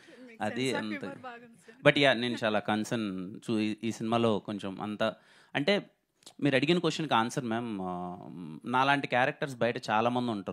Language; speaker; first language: Telugu; native; Telugu